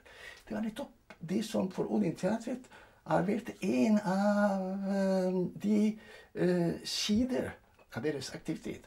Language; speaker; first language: Norwegian; non-native, fluent; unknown